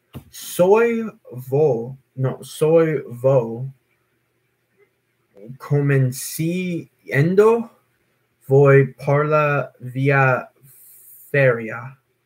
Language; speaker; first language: Spanish; non-native, learner; English